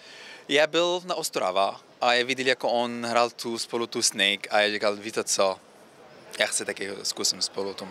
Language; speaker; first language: Czech; non-native, learner; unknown